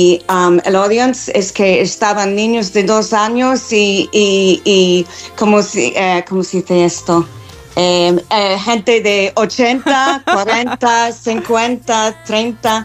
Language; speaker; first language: Spanish; non-native, learner; English